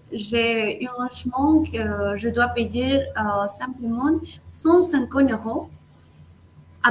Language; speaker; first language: French; non-native, fluent; Spanish